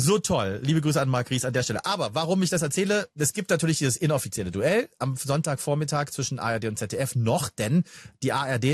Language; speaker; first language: German; native; German